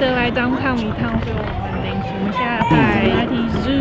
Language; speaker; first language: Chinese; native; Chinese